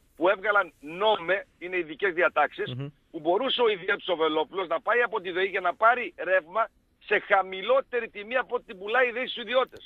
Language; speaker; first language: Greek; native; Greek